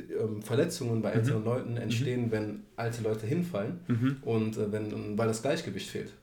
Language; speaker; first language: German; native; German